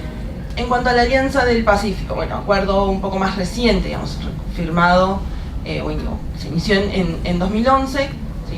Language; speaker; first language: Spanish; native; Spanish